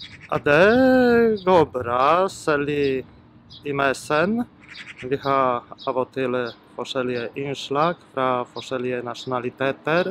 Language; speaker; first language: Norwegian; non-native, fluent; Polish